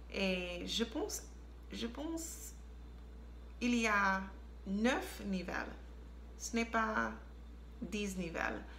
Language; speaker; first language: French; non-native, learner; English